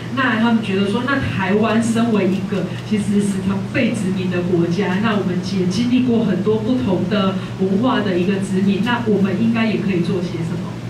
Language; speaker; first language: Chinese; native; Chinese